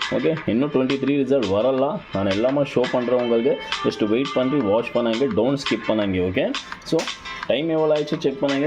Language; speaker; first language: Tamil; non-native, learner; Kannada